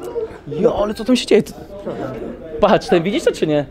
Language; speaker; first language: Polish; native; Polish